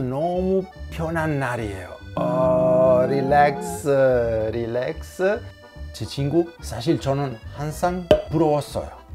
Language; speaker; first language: Korean; non-native, learner; Italian